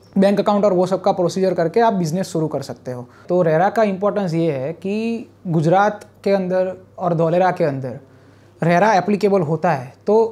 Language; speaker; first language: Hindi; non-native, local second language; Gujarati